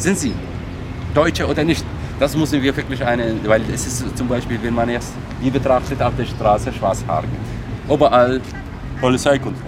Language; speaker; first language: German; non-native, fluent; Arabic